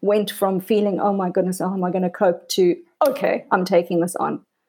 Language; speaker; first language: English; native; English